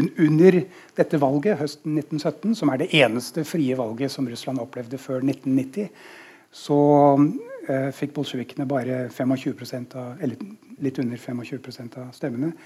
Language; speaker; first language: Norwegian; non-native, fluent; English